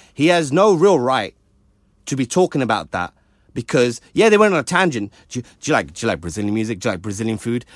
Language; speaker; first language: English; early bilingual, other home language; Hindi